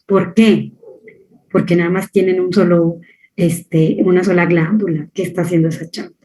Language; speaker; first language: Spanish; native; Spanish